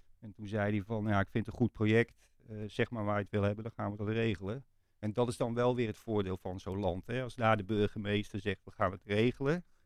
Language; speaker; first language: Dutch; native; Dutch